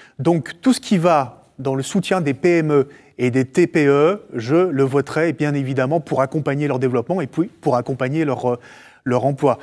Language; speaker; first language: French; native; French